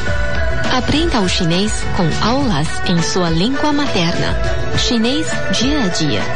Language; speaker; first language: Portuguese; non-native, fluent; Chinese